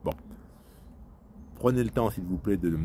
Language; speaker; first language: French; native; French